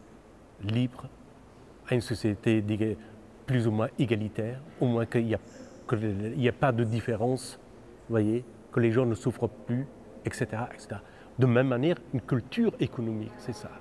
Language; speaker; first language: French; non-native, fluent; Persian